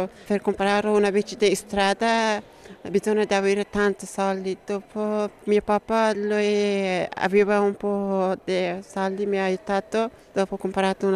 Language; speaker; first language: Italian; non-native, learner; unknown